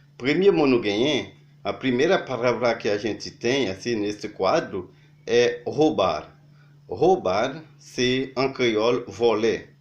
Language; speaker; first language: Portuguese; non-native, learner; Haitian Creole